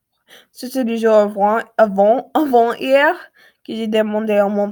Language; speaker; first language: French; non-native, learner; English